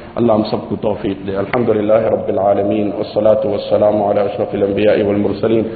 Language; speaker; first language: Urdu; non-native, local second language; Gujarati